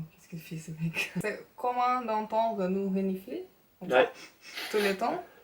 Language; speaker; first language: French; non-native, fluent; Portuguese